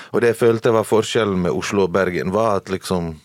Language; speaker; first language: Norwegian; early bilingual, other home language; Bosnian